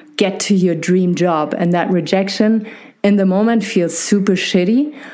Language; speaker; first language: English; non-native, fluent; German